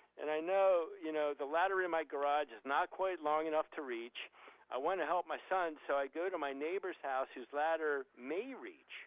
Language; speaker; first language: English; native; English